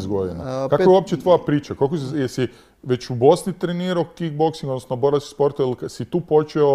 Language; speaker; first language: Croatian; native; Croatian